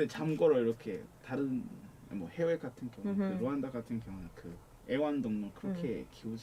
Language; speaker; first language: Korean; non-native, fluent; Kinyarwanda